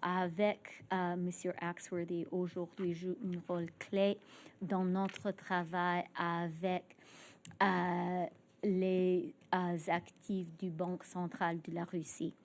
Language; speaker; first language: French; non-native, fluent; English